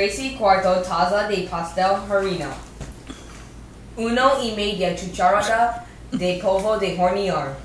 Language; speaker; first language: Spanish; non-native, learner; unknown